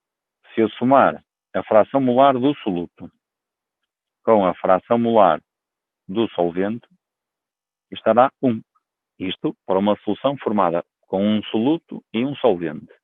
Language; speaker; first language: Portuguese; native; Portuguese